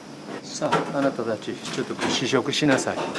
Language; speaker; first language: Japanese; native; Japanese